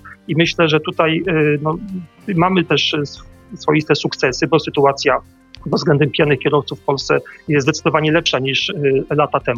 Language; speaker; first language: Polish; native; Polish